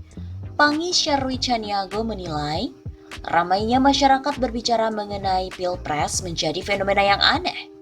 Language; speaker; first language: Indonesian; native; Indonesian